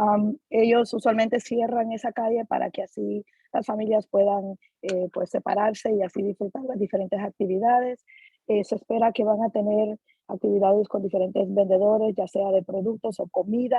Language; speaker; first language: Spanish; native; Spanish